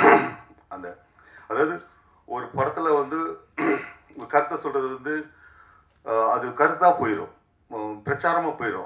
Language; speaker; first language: Tamil; native; Tamil